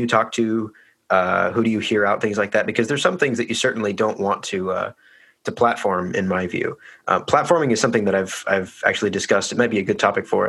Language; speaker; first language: English; native; English